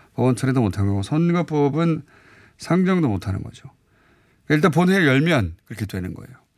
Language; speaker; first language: Korean; native; Korean